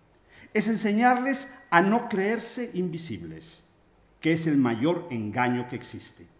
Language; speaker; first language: Spanish; native; Spanish